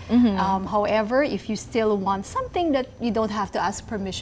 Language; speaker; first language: English; non-native, local second language; Filipino